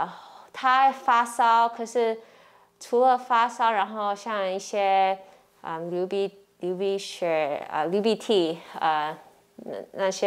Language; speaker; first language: Chinese; early bilingual, heritage; English